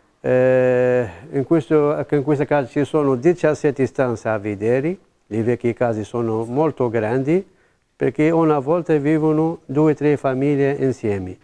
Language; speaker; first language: Italian; non-native, local second language; Arabic